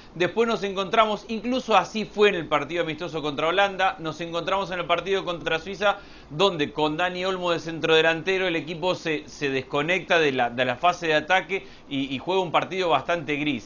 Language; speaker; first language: Spanish; native; Spanish